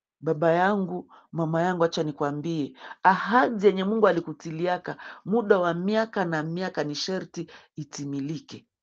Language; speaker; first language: Swahili; native; Swahili